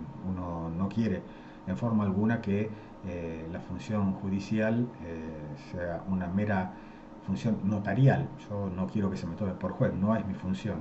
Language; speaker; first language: Spanish; native; Spanish